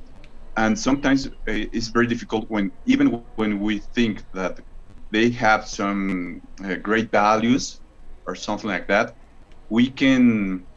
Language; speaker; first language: English; non-native, learner; Spanish